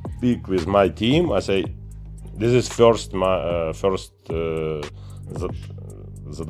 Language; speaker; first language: English; non-native, learner; Ukrainian